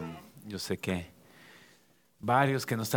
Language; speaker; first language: Spanish; native; Spanish